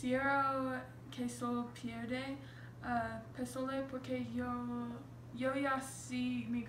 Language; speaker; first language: Spanish; non-native, learner; English